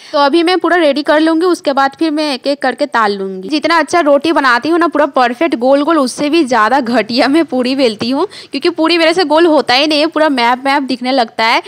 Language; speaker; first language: Hindi; non-native, local second language; Bangla